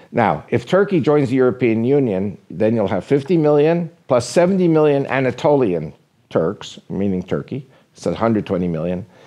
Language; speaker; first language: English; native; English